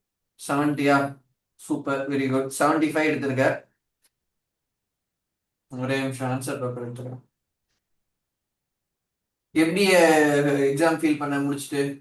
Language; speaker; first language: Tamil; native; Tamil